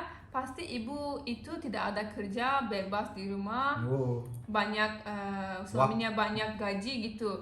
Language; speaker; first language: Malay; non-native, learner; Turkish